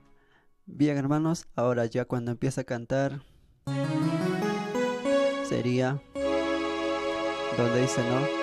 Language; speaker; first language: Spanish; native; Spanish